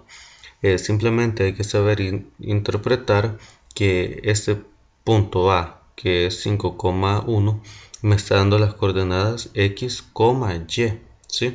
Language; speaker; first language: Spanish; native; Spanish